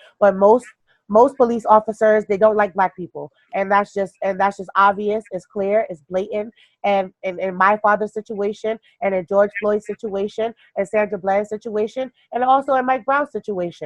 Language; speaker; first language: English; native; English